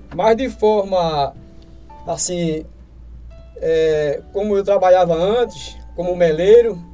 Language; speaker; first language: Portuguese; native; Portuguese